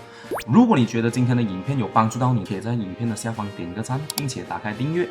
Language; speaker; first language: Chinese; native; Chinese